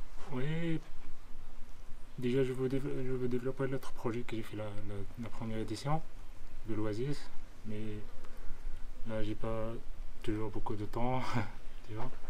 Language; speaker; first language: French; non-native, learner; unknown